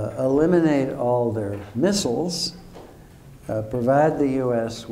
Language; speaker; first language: English; native; English